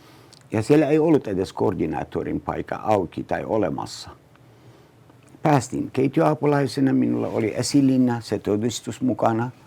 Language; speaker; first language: Finnish; non-native, learner; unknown